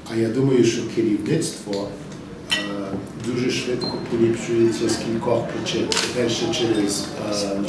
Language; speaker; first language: Ukrainian; early bilingual, heritage; English